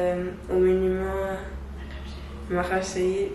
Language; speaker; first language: French; non-native, local second language; Wolof